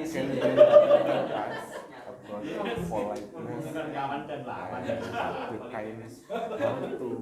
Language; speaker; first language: English; non-native, learner; Indonesian